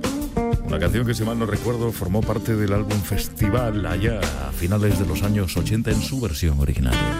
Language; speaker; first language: Spanish; native; Spanish